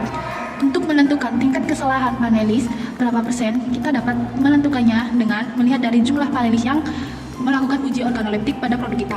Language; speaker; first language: Indonesian; native; Indonesian